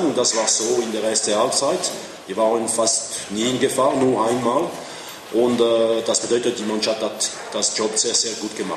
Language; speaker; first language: German; non-native, fluent; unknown